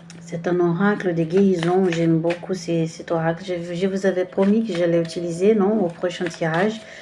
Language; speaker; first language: French; non-native, learner; Portuguese